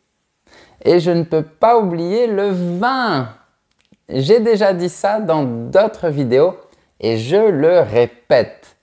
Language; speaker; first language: French; native; French